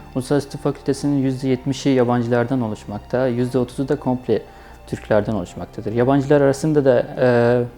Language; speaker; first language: Turkish; non-native, fluent; Urdu